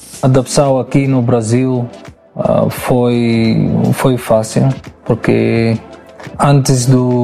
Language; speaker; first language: Portuguese; non-native, learner; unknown